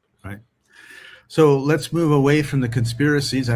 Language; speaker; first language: English; native; English